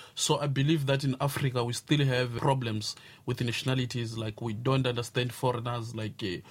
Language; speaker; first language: English; non-native, local second language; Tsonga